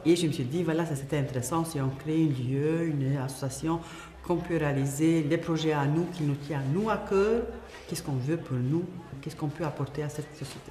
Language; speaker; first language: French; non-native, fluent; Albanian